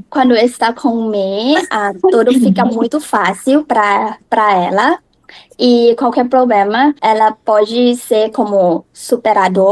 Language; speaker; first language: Portuguese; non-native, learner; Thai